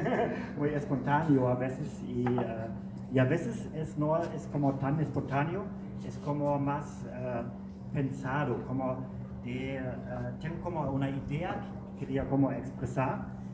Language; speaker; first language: Spanish; non-native, learner; German